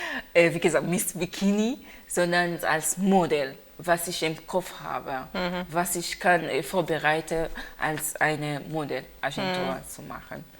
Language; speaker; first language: German; non-native, learner; Haitian Creole